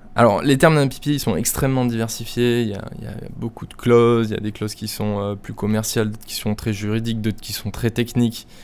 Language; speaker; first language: French; native; French